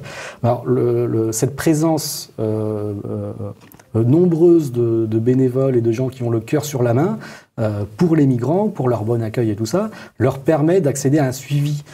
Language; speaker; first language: French; native; French